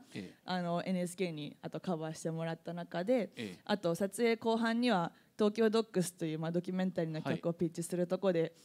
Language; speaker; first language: Japanese; native; Japanese